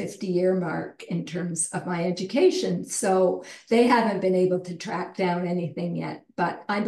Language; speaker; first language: English; native; English